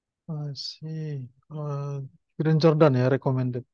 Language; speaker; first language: English; non-native, learner; Indonesian